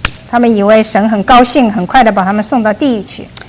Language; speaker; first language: Chinese; native; Chinese